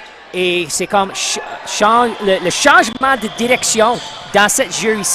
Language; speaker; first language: French; non-native, local second language; English